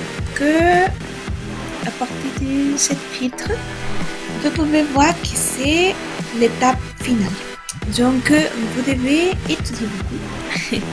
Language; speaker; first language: French; non-native, learner; Spanish